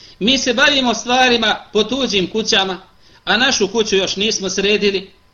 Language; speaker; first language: Bosnian; native; Bosnian